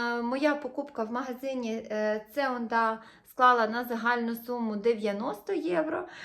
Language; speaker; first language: Ukrainian; native; Ukrainian